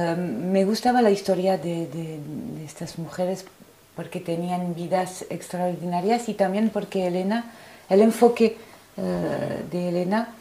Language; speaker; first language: Spanish; non-native, fluent; French